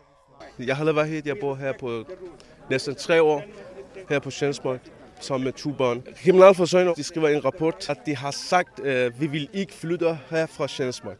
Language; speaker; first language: Danish; non-native, learner; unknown